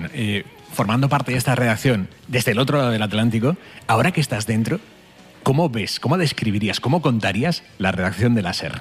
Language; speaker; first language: Spanish; native; Spanish